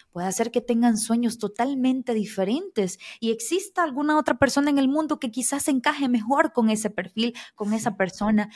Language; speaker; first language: Spanish; native; Spanish